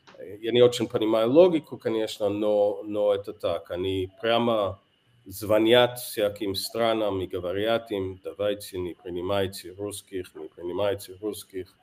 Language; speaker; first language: Russian; non-native, fluent; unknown